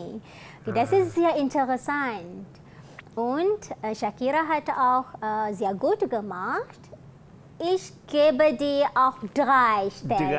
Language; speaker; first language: German; non-native, fluent; Malay